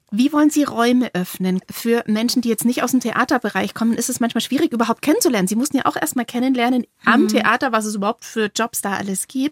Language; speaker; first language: German; native; German